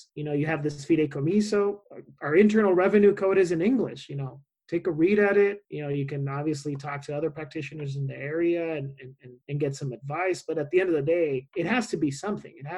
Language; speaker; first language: English; non-native, fluent; Spanish